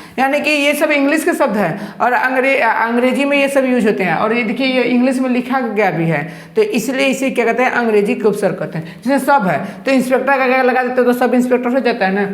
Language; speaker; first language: Hindi; native; Hindi